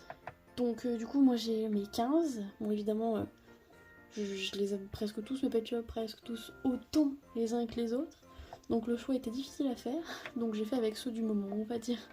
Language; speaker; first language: French; native; French